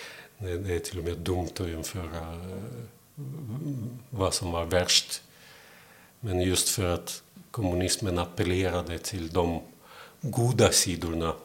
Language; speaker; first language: Swedish; non-native, fluent; Belarusian